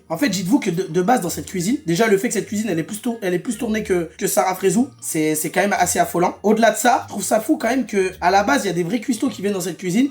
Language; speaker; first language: French; native; French